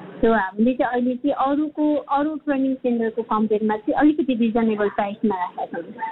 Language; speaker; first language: Nepali; non-native, local second language; Sherpa